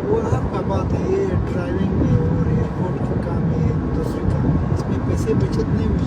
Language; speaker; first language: Hindi; non-native, learner; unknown